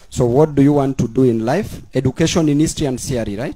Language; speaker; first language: English; non-native, local second language; Luo (Kenya and Tanzania)